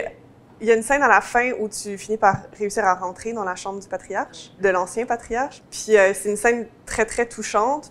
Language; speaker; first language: French; native; French